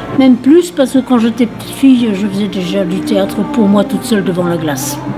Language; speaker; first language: French; native; French